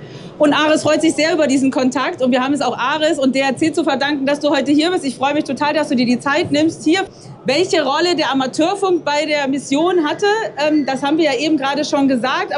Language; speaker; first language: German; native; German